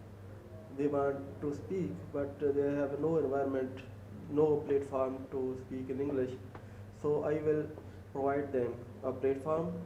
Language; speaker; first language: English; non-native, learner; Urdu